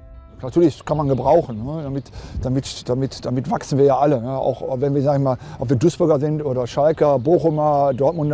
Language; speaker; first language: German; native; German